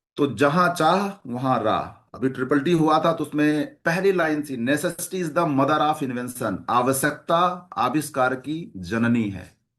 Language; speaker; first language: Hindi; native; Hindi